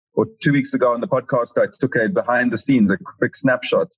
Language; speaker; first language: English; native; English